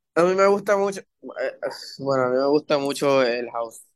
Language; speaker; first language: Spanish; early bilingual, heritage; Spanish